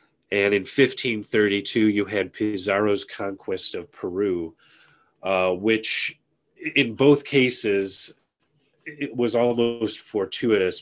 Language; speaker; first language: English; native; English